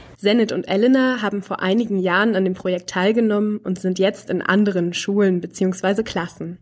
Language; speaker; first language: German; native; German